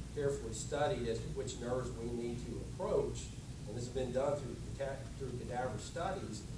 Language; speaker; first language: English; native; English